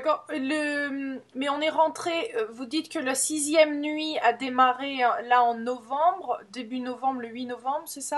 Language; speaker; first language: French; native; French